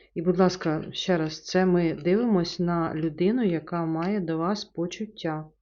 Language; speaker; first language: Ukrainian; non-native, local second language; Russian